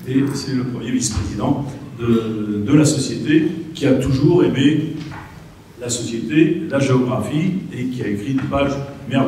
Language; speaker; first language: French; native; French